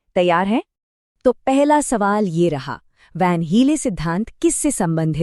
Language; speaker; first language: Hindi; native; Hindi